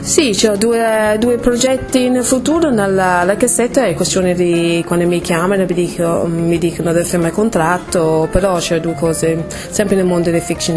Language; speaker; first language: Italian; non-native, fluent; English